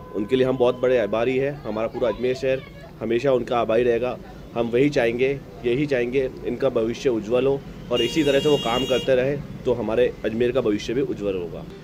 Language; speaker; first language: Hindi; native; Hindi